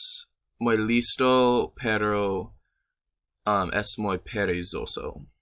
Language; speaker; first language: Spanish; non-native, learner; English